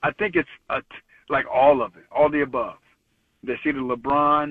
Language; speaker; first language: English; native; English